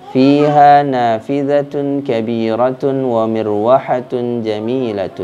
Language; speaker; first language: Arabic; non-native, fluent; Indonesian